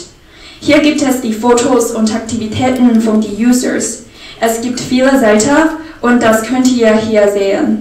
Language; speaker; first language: German; non-native, learner; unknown